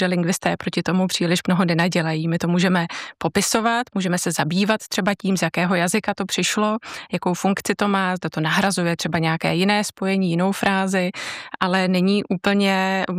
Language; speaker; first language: Czech; native; Czech